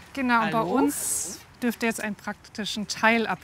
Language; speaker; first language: German; native; German